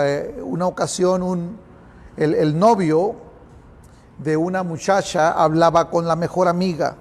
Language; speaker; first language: Spanish; native; Spanish